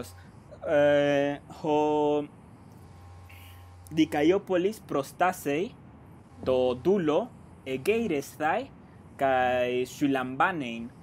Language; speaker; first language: Greek; non-native, fluent; Spanish